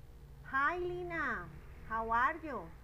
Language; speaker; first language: English; non-native, learner; Spanish